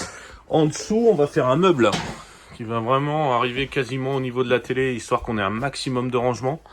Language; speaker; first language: French; native; French